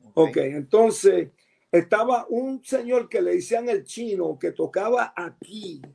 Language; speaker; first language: Spanish; early bilingual, heritage; Spanish